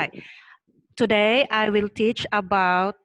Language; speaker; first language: English; non-native, learner; Thai